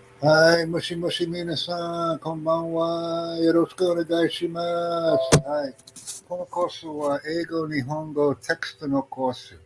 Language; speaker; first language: Japanese; non-native, learner; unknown